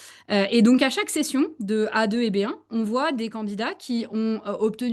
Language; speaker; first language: French; native; French